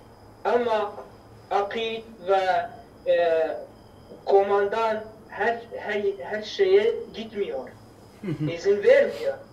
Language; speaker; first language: Turkish; non-native, learner; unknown